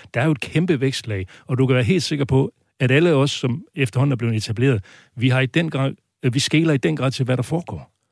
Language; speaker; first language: Danish; native; Danish